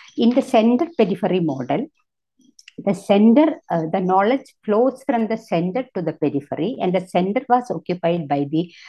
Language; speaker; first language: English; non-native, local second language; Malayalam